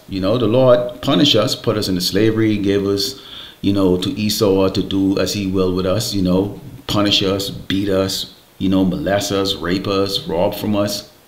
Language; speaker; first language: English; native; English